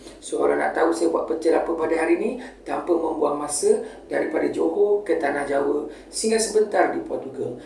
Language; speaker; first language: Malay; native; Malay